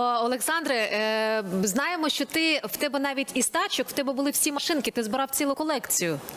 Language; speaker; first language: Ukrainian; native; Ukrainian